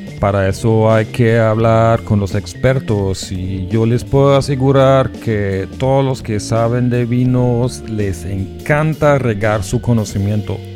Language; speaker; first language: Spanish; non-native, fluent; German